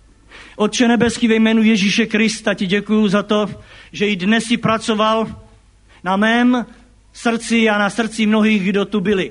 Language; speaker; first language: Czech; native; Czech